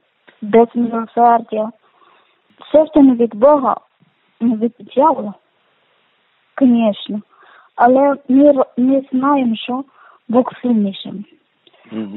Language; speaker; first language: Ukrainian; non-native, learner; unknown